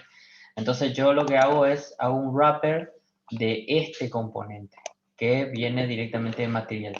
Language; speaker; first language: Spanish; native; Spanish